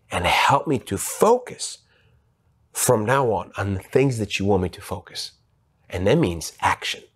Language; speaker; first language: English; non-native, fluent; Ukrainian